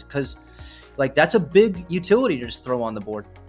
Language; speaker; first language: English; native; English